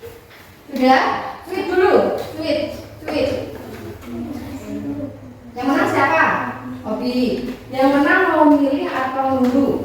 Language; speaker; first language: Malay; native; Malay